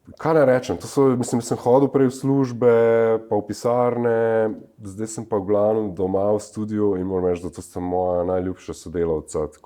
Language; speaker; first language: Slovenian; native; Slovenian